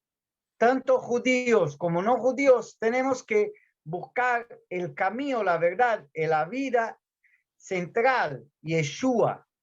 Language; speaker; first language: Spanish; non-native, fluent; Portuguese